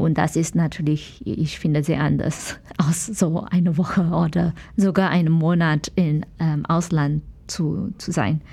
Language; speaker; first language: German; non-native, fluent; Chinese